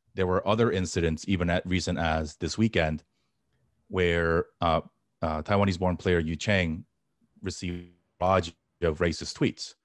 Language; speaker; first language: English; native; English